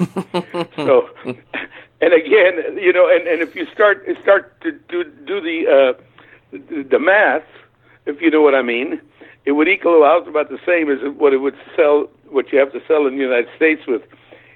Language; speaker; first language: English; early bilingual, other home language; German